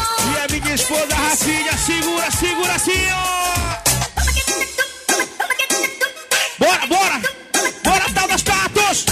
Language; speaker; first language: Portuguese; native; Portuguese